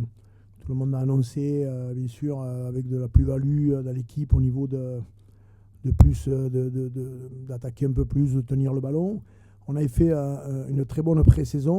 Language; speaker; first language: French; native; French